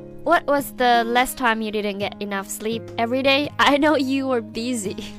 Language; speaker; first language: English; non-native, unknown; Chinese